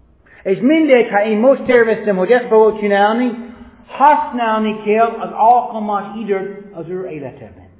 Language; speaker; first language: Hungarian; non-native, fluent; English